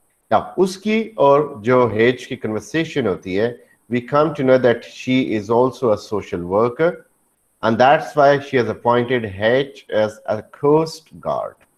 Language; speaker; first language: English; non-native, local second language; Urdu